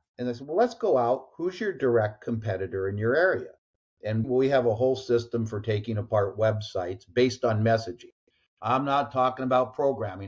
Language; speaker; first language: English; native; English